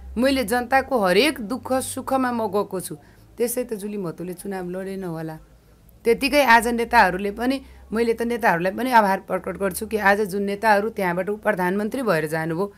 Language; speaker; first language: Nepali; non-native, local second language; Maithili